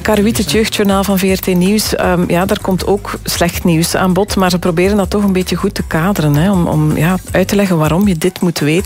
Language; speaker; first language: Dutch; native; Dutch